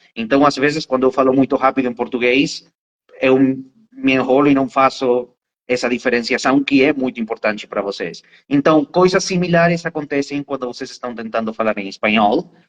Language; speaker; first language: Portuguese; non-native, fluent; Spanish